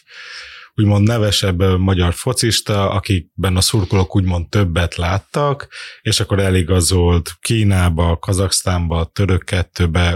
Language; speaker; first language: Hungarian; native; Hungarian